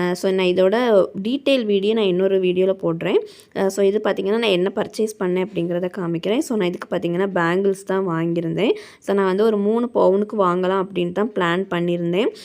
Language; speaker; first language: Tamil; native; Tamil